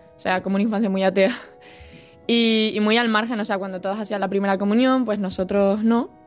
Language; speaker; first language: Spanish; native; Spanish